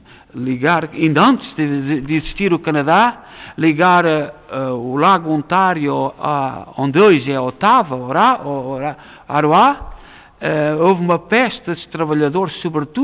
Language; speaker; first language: Portuguese; native; Portuguese